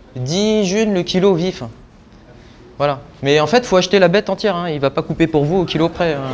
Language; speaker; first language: French; native; French